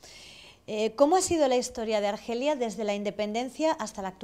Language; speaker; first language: Spanish; native; Spanish